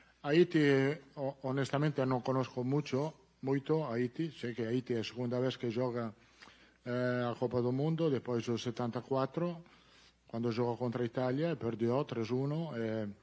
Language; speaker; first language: Portuguese; non-native, learner; Italian